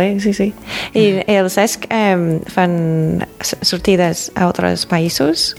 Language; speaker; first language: Catalan; non-native, fluent; English